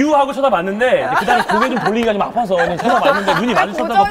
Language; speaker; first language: Korean; native; Korean